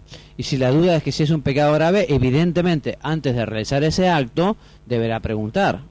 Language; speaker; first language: Spanish; native; Spanish